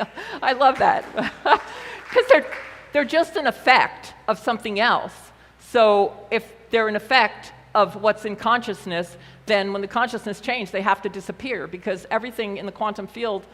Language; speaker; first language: English; native; English